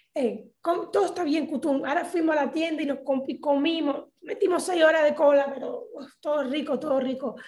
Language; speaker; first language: Spanish; native; Spanish